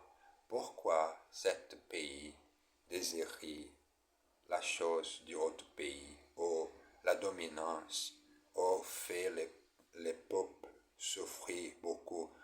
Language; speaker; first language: French; non-native, learner; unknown